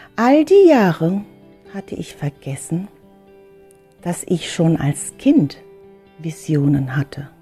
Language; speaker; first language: German; early bilingual, other home language; Filipino